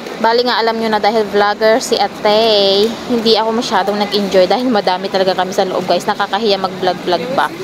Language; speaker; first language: Filipino; native; Filipino